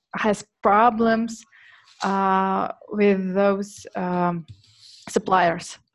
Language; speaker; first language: English; non-native, fluent; Russian